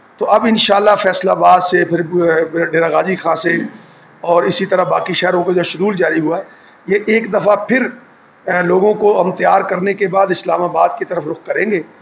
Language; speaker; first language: Urdu; non-native, local second language; Punjabi